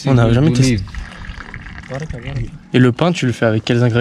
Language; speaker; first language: French; native; French